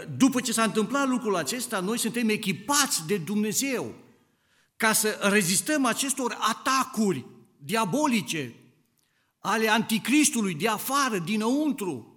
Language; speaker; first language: Romanian; native; Romanian